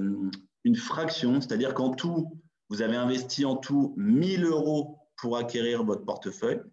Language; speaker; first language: French; native; French